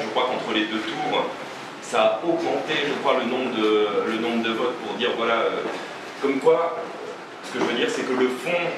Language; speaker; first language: French; native; French